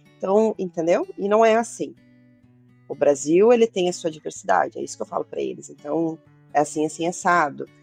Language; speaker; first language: Portuguese; native; Portuguese